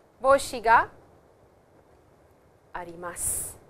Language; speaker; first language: Japanese; non-native, fluent; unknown